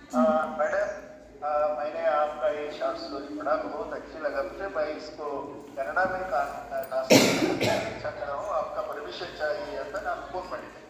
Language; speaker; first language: Hindi; non-native, local second language; Kannada